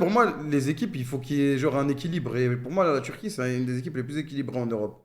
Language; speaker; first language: French; native; French